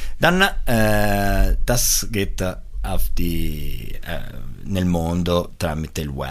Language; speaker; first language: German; non-native, local second language; Italian